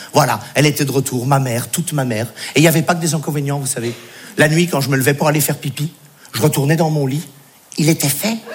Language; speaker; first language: French; native; French